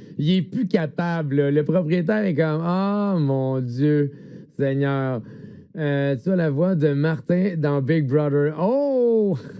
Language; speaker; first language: French; native; French